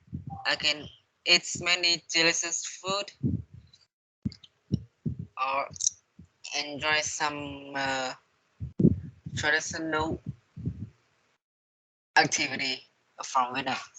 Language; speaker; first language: English; non-native, learner; Vietnamese